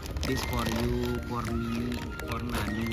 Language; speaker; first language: English; non-native, learner; Indonesian